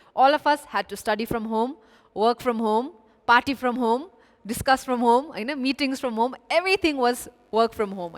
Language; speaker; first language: English; non-native, local second language; Nepali